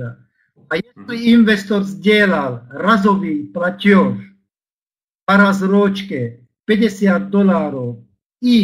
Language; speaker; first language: Polish; non-native, learner; Slovak